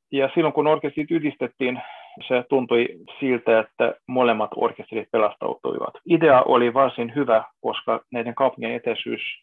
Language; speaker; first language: Finnish; non-native, fluent; Hungarian